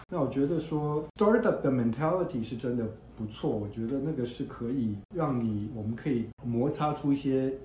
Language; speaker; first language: Chinese; native; Chinese